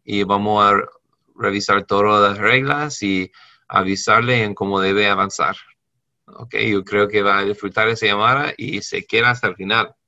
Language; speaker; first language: Spanish; non-native, learner; English